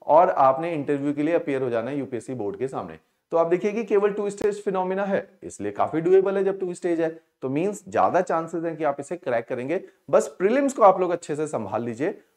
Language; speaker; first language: Hindi; non-native, local second language; Punjabi